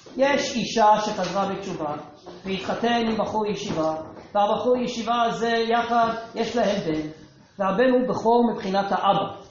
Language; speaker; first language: Hebrew; non-native, fluent; English